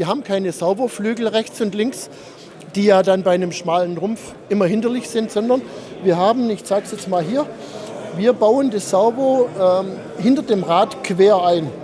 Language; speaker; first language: German; native; German